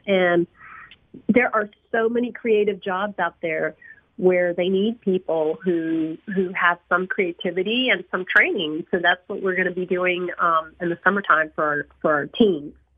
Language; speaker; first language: English; early bilingual, other home language; Spanish